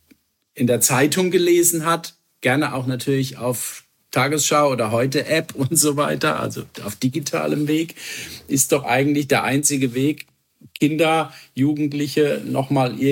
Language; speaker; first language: German; native; German